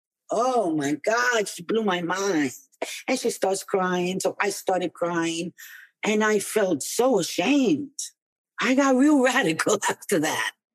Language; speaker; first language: English; early bilingual, other home language; Spanish